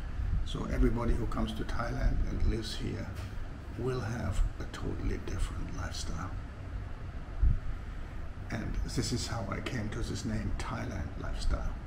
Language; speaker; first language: English; non-native, fluent; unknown